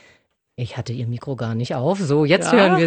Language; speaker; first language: German; native; German